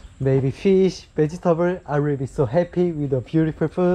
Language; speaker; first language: English; non-native, learner; Korean